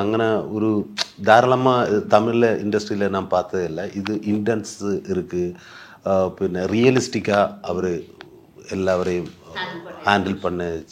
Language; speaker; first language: Tamil; non-native, learner; Malayalam